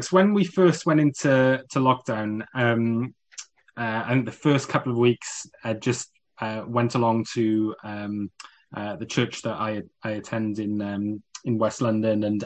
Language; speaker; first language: English; native; English